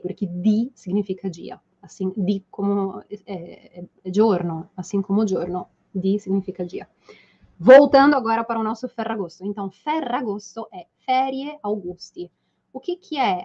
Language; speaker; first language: Portuguese; non-native, fluent; Italian